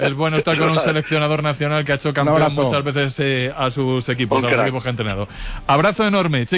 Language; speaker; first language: Spanish; native; Spanish